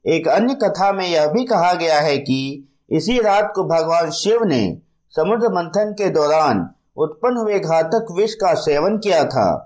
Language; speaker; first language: Hindi; native; Hindi